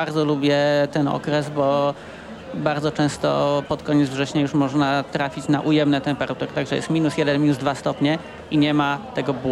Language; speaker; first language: Polish; native; Polish